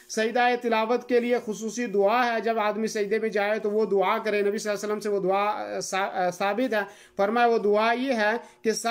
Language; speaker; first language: Urdu; non-native, local second language; Gujari